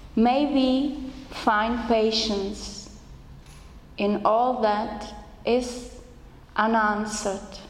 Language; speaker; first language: English; non-native, fluent; Czech